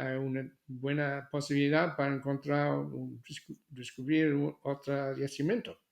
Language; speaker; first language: Spanish; non-native, fluent; English